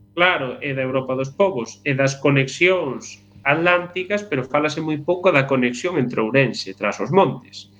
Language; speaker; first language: Galician; native; Galician